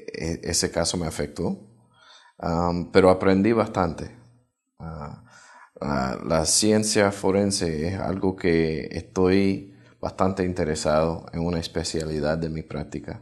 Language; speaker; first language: Spanish; early bilingual, heritage; Spanish